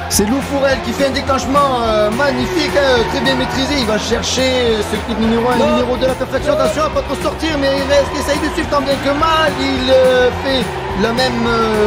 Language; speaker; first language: French; native; French